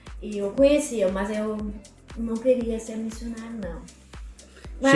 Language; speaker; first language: Portuguese; non-native, fluent; German